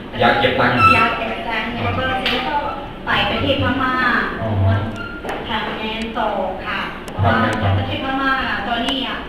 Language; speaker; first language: Thai; non-native, learner; Burmese